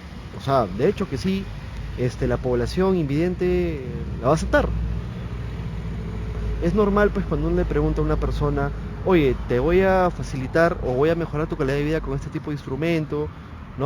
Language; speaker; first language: Spanish; native; Spanish